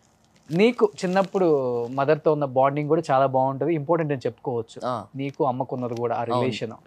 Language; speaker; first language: Telugu; native; Telugu